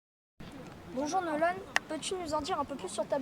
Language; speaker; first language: French; native; French